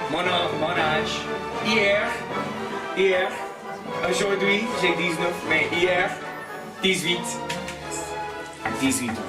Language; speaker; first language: French; non-native, learner; English